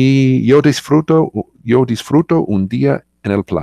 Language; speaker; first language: Spanish; non-native, learner; English